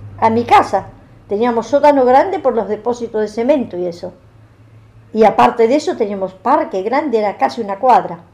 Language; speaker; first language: Spanish; early bilingual, other home language; German